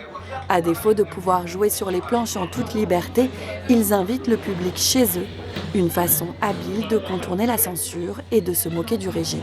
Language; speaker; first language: French; native; French